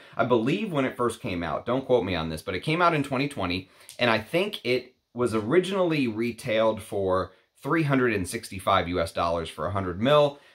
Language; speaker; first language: English; non-native, fluent; Arabic